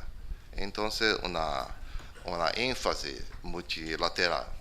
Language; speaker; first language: Spanish; non-native, fluent; Portuguese